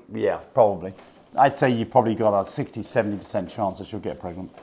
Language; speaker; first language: English; native; English